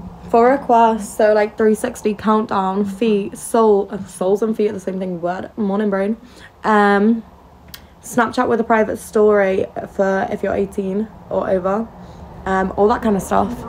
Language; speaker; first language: English; native; English